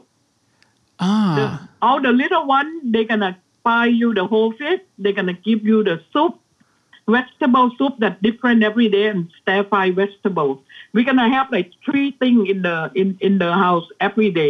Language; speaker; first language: English; non-native, learner; Thai